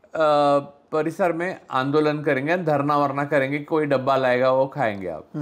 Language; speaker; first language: Hindi; non-native, local second language; Marathi